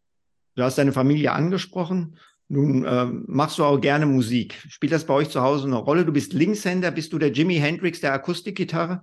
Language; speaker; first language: German; native; German